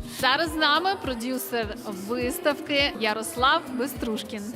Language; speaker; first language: Ukrainian; native; Ukrainian